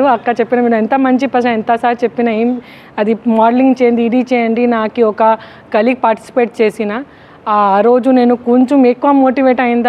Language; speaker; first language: Telugu; non-native, local second language; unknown